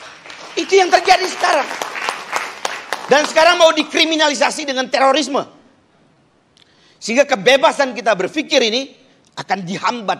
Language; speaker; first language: Indonesian; native; Indonesian